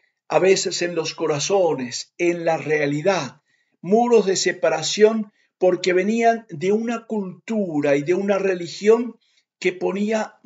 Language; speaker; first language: Spanish; native; Spanish